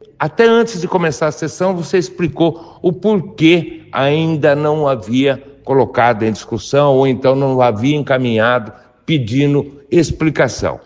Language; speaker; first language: Portuguese; native; Portuguese